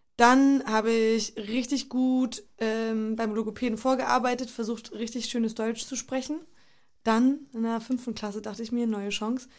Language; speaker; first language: German; native; German